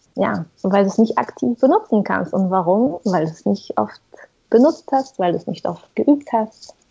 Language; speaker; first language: German; non-native, fluent; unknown